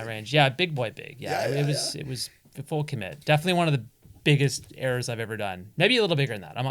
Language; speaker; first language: English; native; English